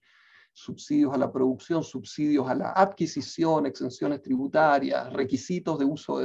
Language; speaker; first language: Spanish; native; Spanish